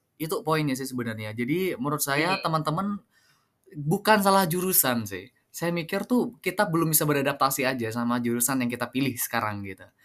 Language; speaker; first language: Indonesian; non-native, local second language; Madurese